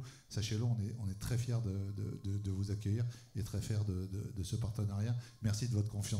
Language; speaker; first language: French; native; French